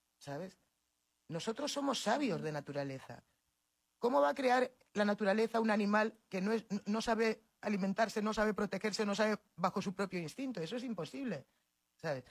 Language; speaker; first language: Spanish; native; Spanish